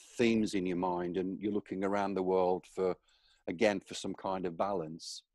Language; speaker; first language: English; native; English